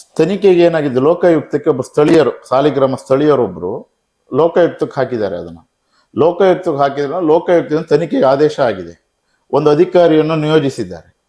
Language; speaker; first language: Kannada; native; Kannada